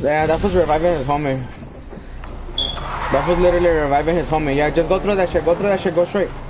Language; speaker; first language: English; early bilingual, other home language; Spanish